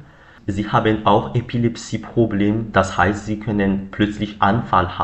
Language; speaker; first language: German; non-native, learner; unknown